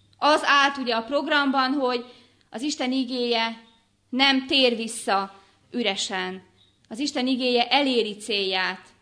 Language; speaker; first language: Hungarian; native; Hungarian